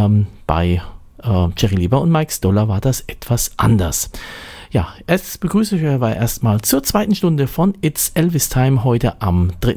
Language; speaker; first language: German; native; German